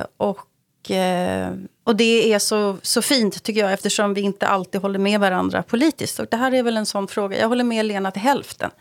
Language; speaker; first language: Swedish; native; Swedish